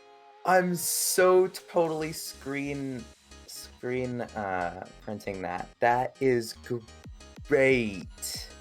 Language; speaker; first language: English; native; English